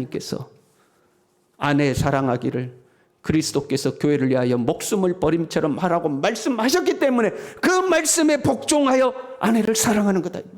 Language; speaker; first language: Korean; native; Korean